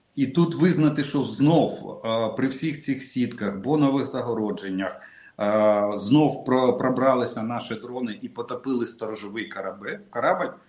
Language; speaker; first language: Ukrainian; non-native, local second language; Russian